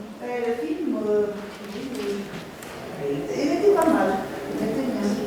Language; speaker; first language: French; non-native, fluent; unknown